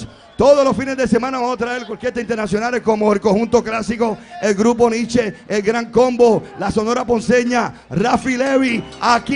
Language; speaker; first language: Spanish; native; Spanish